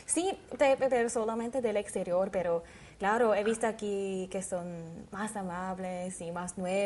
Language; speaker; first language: Spanish; non-native, learner; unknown